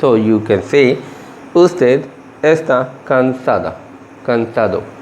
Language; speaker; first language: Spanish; non-native, learner; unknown